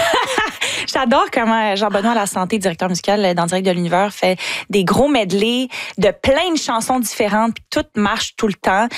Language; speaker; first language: French; native; French